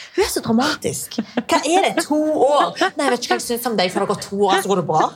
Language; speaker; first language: Norwegian; early bilingual, other home language; Arabic